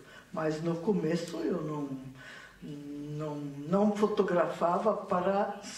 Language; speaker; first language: Portuguese; non-native, fluent; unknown